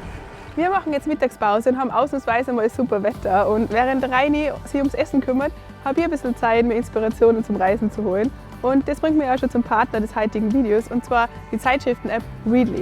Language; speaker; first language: German; native; German